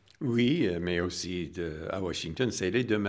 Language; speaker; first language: French; non-native, fluent; English